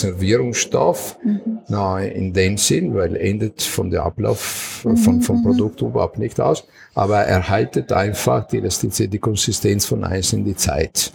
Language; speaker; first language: German; non-native, fluent; Italian